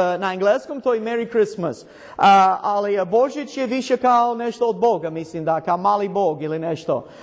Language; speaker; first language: Croatian; non-native, learner; English